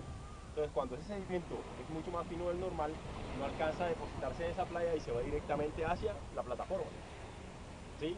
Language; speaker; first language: Spanish; native; Spanish